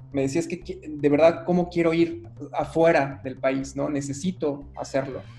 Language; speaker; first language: Spanish; native; Spanish